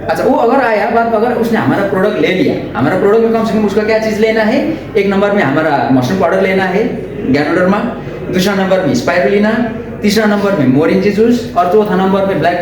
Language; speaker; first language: Hindi; non-native, local second language; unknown